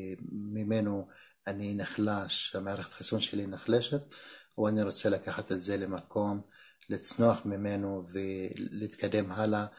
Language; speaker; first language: Hebrew; non-native, local second language; Arabic